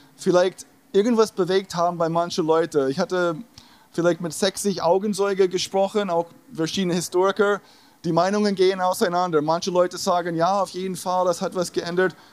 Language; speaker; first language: German; non-native, fluent; English